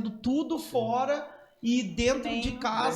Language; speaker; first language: Portuguese; native; Portuguese